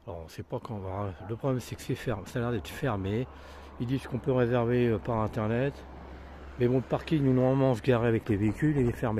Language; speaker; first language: French; native; French